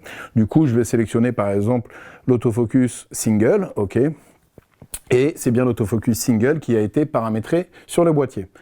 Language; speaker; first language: French; native; French